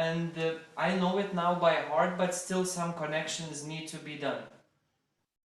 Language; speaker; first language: English; non-native, fluent; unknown